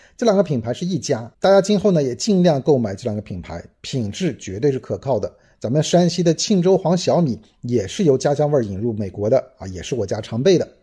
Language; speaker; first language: Chinese; native; Chinese